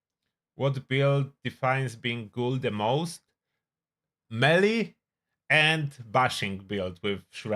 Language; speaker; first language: English; non-native, fluent; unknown